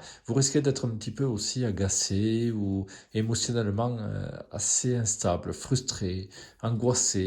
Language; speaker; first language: French; native; French